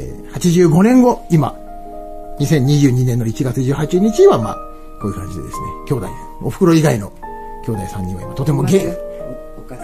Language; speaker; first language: Japanese; native; Japanese